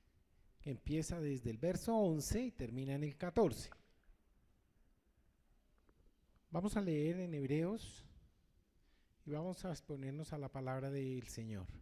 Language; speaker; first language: Spanish; native; Spanish